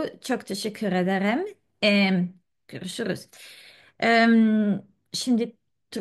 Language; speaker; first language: Turkish; non-native, learner; Serbian